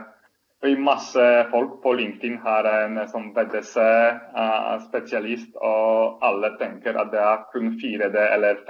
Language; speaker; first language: Swedish; non-native, fluent; Polish